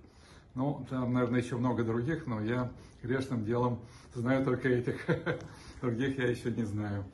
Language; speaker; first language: Russian; native; Russian